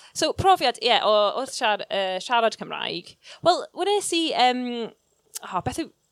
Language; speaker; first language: Welsh; non-native, local second language; English